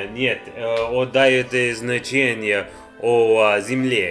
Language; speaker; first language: Russian; non-native, learner; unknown